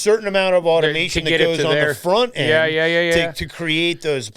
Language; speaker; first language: English; native; English